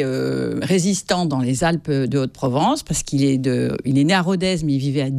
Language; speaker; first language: French; native; French